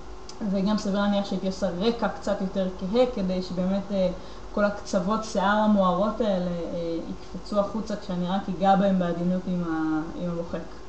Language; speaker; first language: Hebrew; native; Hebrew